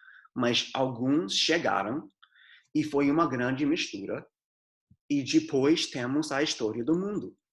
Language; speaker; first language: Portuguese; non-native, fluent; English